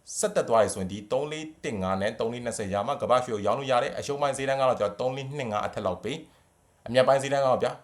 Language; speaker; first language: Burmese; native; Burmese